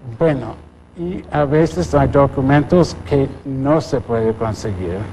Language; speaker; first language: Spanish; non-native, fluent; English